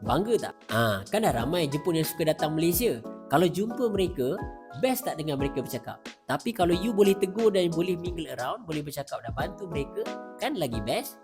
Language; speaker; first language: Malay; native; Malay